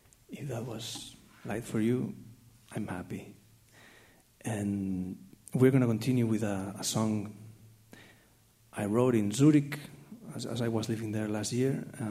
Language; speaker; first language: English; non-native, fluent; Catalan